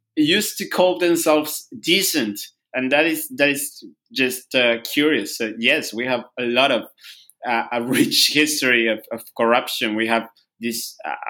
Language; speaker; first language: English; non-native, fluent; Spanish